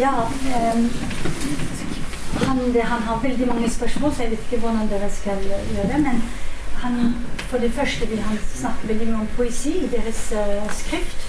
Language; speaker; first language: Norwegian; non-native, fluent; French